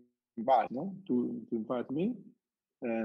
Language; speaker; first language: English; non-native, learner; Italian